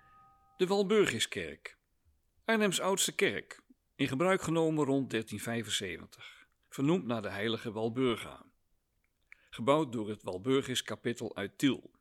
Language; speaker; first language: Dutch; native; Dutch